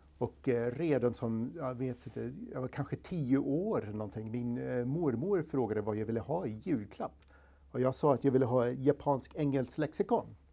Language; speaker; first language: Swedish; non-native, fluent; English